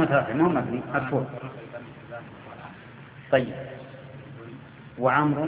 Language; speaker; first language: Arabic; native; Arabic